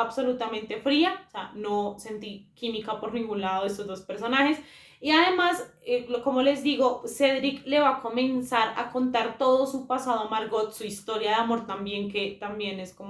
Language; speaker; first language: Spanish; native; Spanish